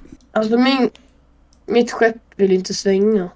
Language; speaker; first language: Swedish; native; Swedish